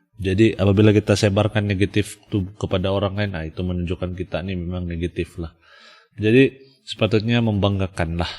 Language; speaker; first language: Malay; native; Malay